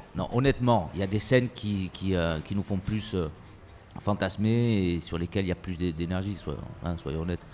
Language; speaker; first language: French; native; French